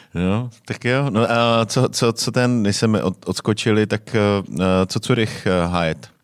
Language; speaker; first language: Czech; native; Czech